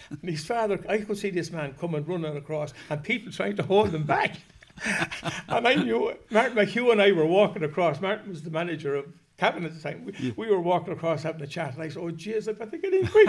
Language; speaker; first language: English; native; English